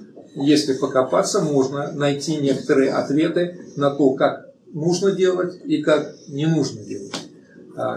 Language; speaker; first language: Russian; native; Russian